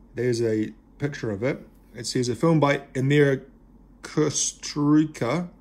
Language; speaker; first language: English; native; English